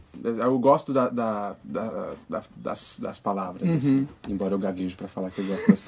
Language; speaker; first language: Portuguese; native; Portuguese